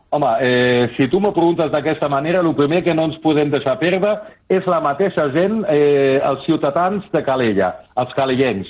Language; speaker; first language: Catalan; early bilingual, other home language; German